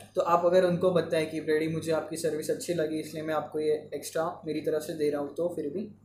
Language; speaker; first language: Hindi; non-native, local second language; Marathi